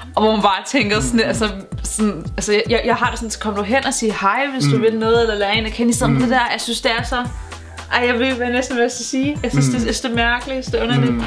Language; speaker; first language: Danish; native; Danish